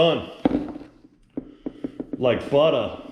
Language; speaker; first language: English; native; English